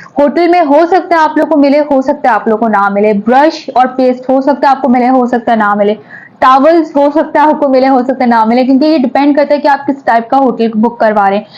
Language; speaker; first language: Urdu; native; Urdu